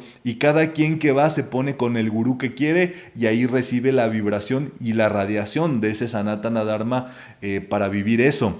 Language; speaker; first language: Spanish; native; Spanish